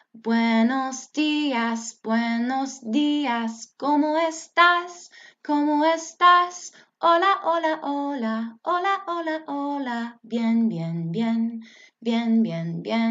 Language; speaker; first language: Spanish; non-native, learner; English